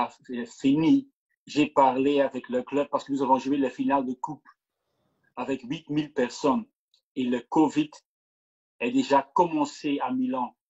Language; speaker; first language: French; non-native, local second language; Dutch